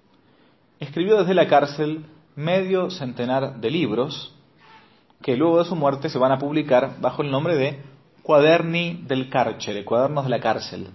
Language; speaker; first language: Spanish; native; Spanish